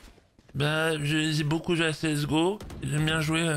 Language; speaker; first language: French; native; French